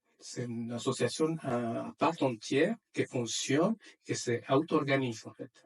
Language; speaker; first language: French; non-native, fluent; Spanish